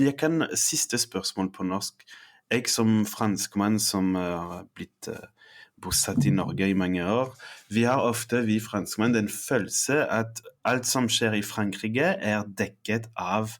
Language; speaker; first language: Norwegian; non-native, fluent; French